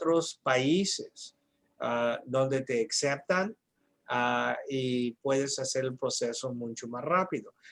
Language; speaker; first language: Spanish; early bilingual, heritage; English